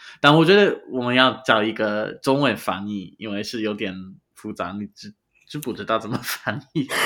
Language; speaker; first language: Chinese; non-native, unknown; English